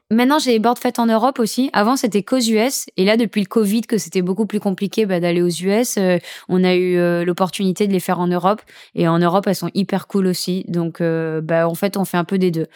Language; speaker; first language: French; native; French